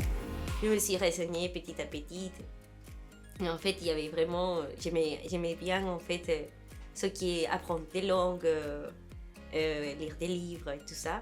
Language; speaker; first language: French; non-native, fluent; Spanish